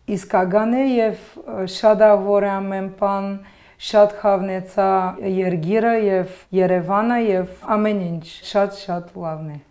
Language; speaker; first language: Armenian; early bilingual, heritage; Armenian